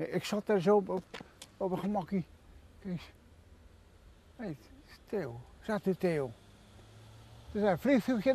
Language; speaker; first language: Dutch; native; Dutch